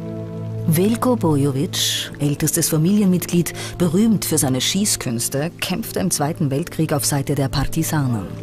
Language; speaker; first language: German; native; German